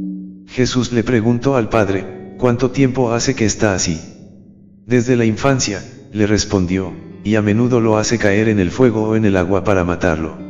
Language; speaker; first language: Spanish; native; Spanish